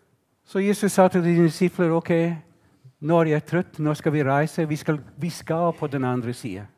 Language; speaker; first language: Norwegian; non-native, fluent; English